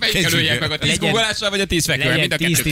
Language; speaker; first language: Hungarian; native; Hungarian